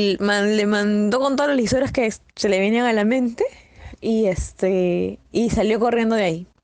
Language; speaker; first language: Spanish; native; Spanish